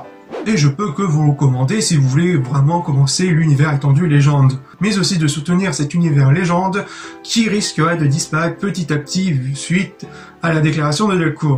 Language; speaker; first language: French; native; French